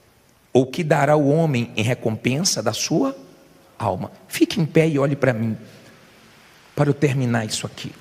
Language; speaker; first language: Portuguese; native; Portuguese